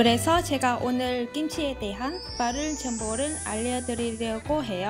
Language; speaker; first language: Korean; non-native, fluent; Vietnamese